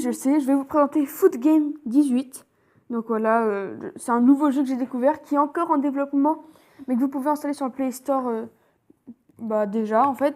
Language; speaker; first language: French; native; French